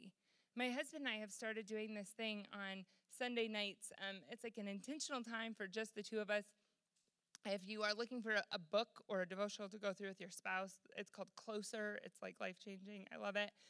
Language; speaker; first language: English; native; English